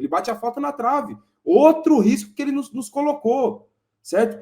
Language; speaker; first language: Portuguese; native; Portuguese